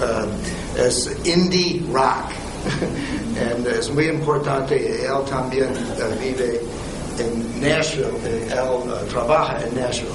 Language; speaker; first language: Spanish; non-native, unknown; English